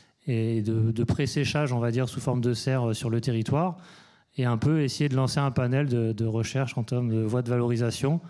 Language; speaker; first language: French; native; French